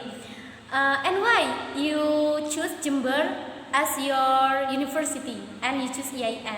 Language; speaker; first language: English; non-native, learner; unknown